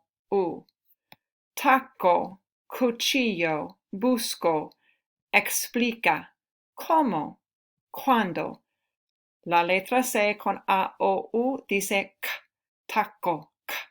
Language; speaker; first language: Spanish; non-native, fluent; English